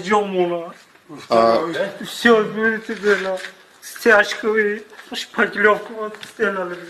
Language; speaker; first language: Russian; non-native, learner; Tajik